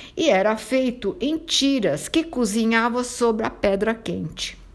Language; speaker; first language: Portuguese; non-native, fluent; Italian